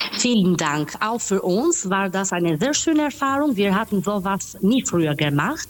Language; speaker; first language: German; non-native, fluent; Albanian